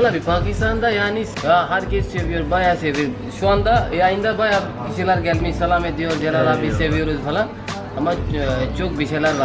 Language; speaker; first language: Turkish; non-native, fluent; Urdu